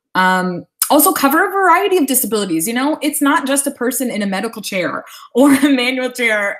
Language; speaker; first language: English; native; English